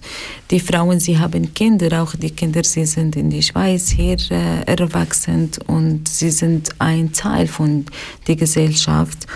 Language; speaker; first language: German; non-native, learner; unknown